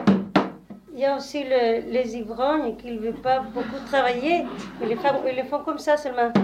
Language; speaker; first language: French; non-native, learner; Spanish